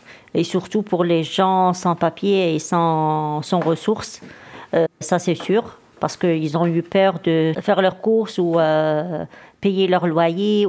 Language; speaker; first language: French; non-native, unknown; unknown